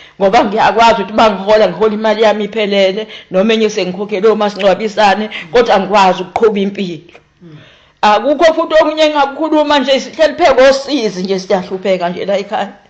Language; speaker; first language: Zulu; native; Zulu